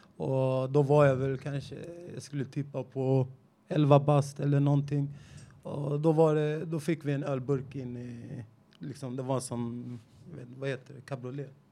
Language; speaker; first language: Swedish; native; Swedish